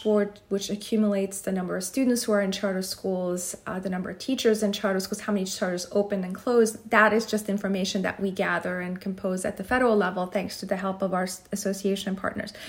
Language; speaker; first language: English; non-native, fluent; Persian